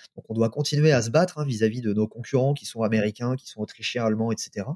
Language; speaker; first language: French; native; French